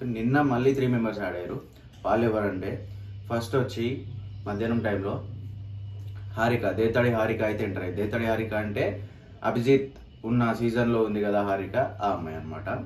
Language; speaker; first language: Telugu; native; Telugu